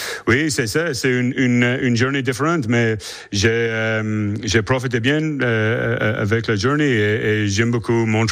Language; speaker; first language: French; non-native, learner; English